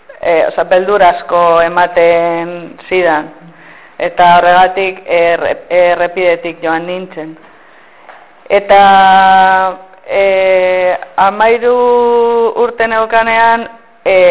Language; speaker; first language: Basque; non-native, local second language; Spanish